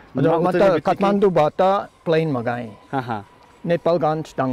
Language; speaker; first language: Nepali; non-native, learner; German